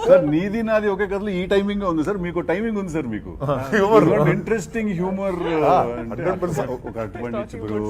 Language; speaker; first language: Telugu; native; Telugu